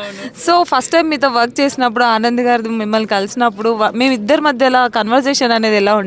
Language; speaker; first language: Telugu; native; Telugu